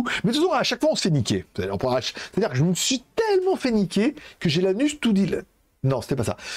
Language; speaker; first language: French; native; French